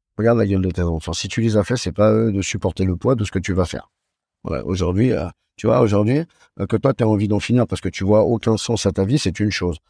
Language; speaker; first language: French; native; French